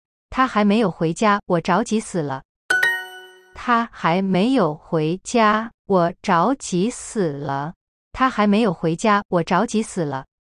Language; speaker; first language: Chinese; non-native, learner; Japanese